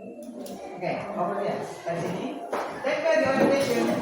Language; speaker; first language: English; non-native, learner; Indonesian